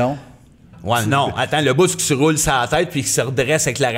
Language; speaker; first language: French; native; French